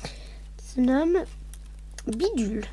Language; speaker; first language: French; native; French